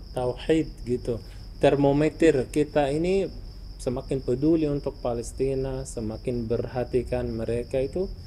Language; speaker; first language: Indonesian; non-native, fluent; Arabic